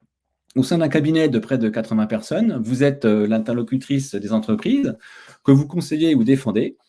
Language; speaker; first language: French; native; French